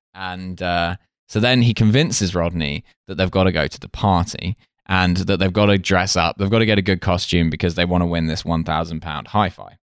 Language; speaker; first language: English; native; English